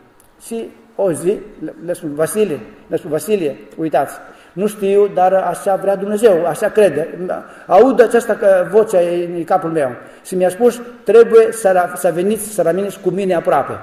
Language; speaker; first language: Romanian; non-native, learner; Greek